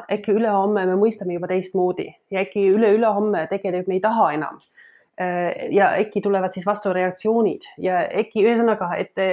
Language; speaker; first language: Estonian; non-native, fluent; German